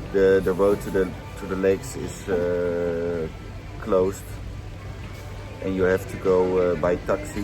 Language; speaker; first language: English; non-native, learner; Dutch